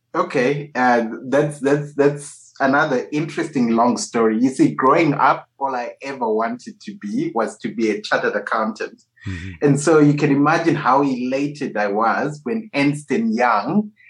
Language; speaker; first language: English; non-native, local second language; Shona